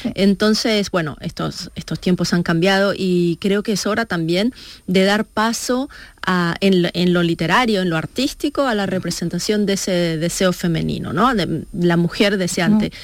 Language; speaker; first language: Spanish; native; Spanish